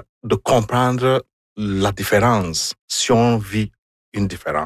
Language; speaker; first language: French; non-native, fluent; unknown